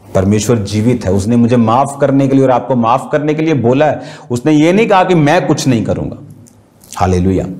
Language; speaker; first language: Hindi; native; Hindi